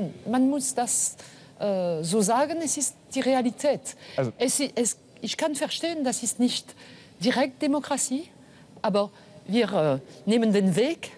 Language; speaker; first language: German; non-native, fluent; French